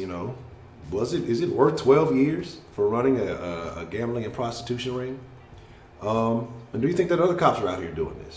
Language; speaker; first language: English; native; English